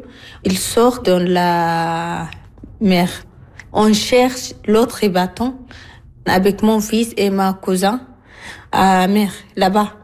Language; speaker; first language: French; non-native, learner; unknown